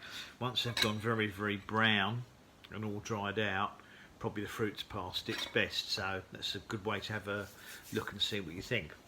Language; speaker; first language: English; native; English